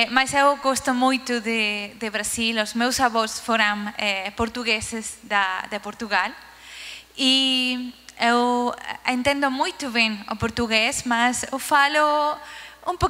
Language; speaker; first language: Portuguese; non-native, learner; Spanish